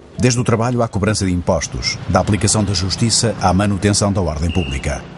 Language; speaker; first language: Portuguese; native; Portuguese